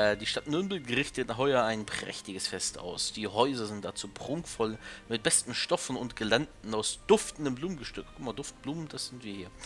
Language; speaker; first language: German; native; German